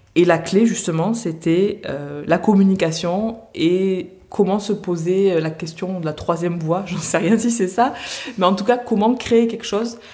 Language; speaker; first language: French; native; French